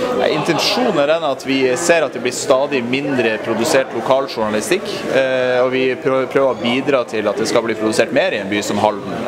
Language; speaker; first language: Norwegian; native; Norwegian